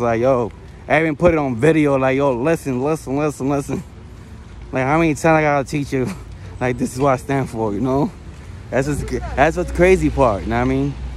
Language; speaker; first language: English; early bilingual, other home language; Spanish